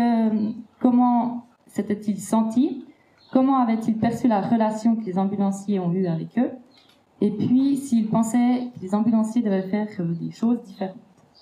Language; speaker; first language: French; native; French